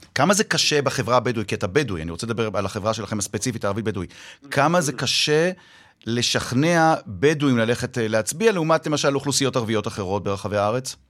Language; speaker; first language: Hebrew; native; Hebrew